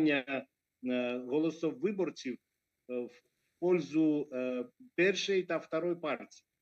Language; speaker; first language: Ukrainian; non-native, fluent; Georgian